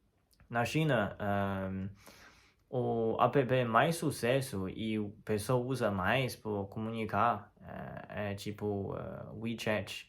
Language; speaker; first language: Portuguese; non-native, fluent; Chinese